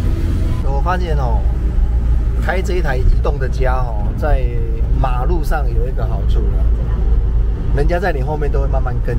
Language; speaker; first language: Chinese; native; Chinese